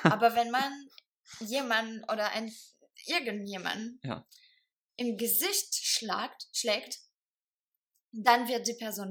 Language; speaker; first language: German; non-native, fluent; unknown